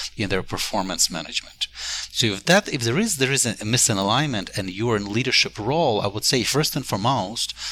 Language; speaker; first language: English; non-native, fluent; Ukrainian